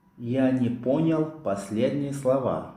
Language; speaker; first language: Russian; non-native, local second language; Tajik